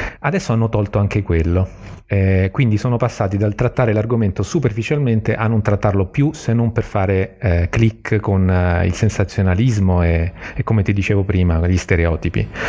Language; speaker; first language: Italian; native; Italian